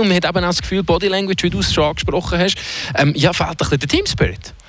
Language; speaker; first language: German; native; German